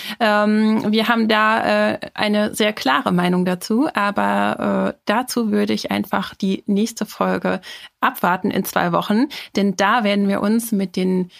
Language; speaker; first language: German; native; German